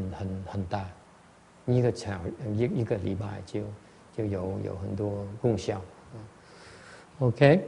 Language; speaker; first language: Chinese; non-native, learner; Vietnamese